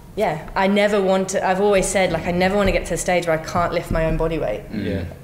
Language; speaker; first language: English; native; English